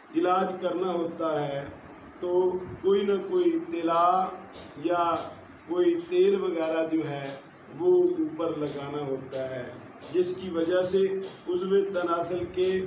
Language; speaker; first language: Urdu; non-native, local second language; Punjabi